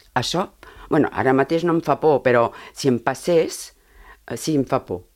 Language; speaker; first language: Catalan; early bilingual, heritage; Catalan